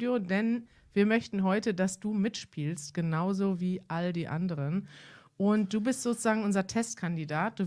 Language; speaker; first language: German; native; German